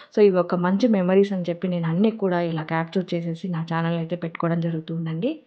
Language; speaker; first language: Telugu; native; Telugu